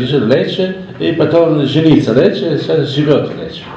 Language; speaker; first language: Russian; non-native, learner; Italian